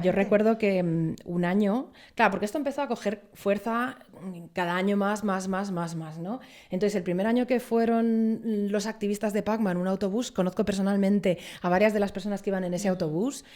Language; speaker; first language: Spanish; native; Spanish